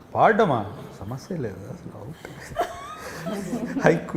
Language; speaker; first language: Telugu; native; Telugu